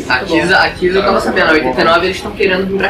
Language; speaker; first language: Portuguese; native; Portuguese